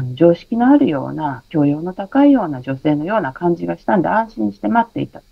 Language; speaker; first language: Japanese; native; Japanese